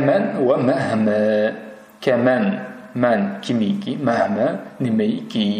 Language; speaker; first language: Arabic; non-native, fluent; Uzbek